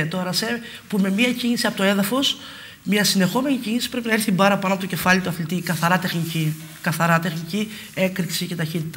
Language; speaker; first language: Greek; native; Greek